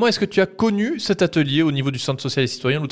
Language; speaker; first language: French; native; French